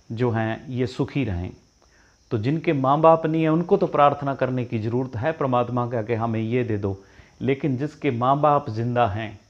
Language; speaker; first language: Hindi; non-native, local second language; Punjabi